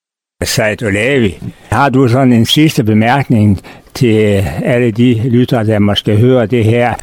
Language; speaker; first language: Danish; native; Danish